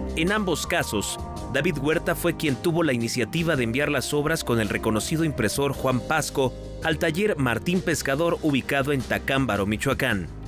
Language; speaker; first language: Spanish; native; Spanish